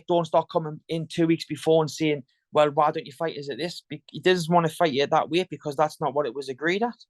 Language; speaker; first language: English; native; English